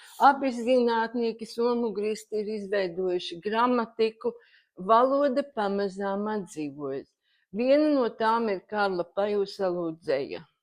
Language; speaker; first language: Latvian; native; Latvian